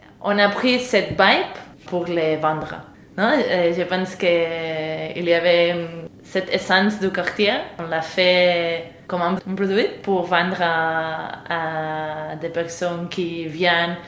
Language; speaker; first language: French; non-native, fluent; Spanish